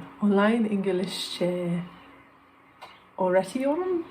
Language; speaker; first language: Turkish; non-native, learner; English